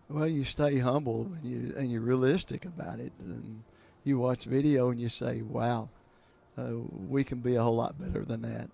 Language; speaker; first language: English; native; English